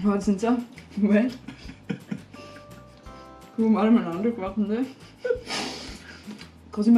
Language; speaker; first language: Korean; non-native, fluent; Swedish